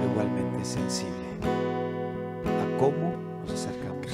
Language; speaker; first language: Spanish; native; Spanish